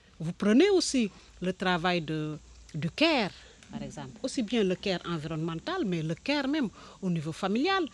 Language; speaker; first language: French; non-native, local second language; Wolof